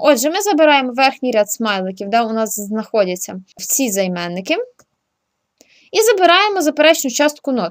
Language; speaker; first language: Ukrainian; native; Ukrainian